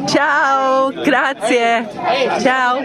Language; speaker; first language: Italian; non-native, learner; English